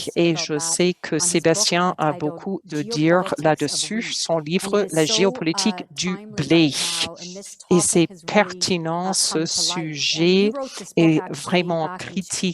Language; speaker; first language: French; non-native, local second language; English